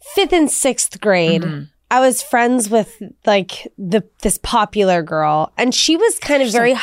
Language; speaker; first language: English; native; English